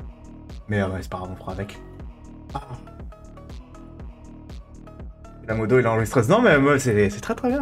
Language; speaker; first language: French; native; French